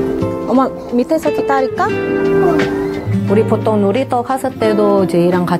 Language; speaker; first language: Korean; non-native, learner; Indonesian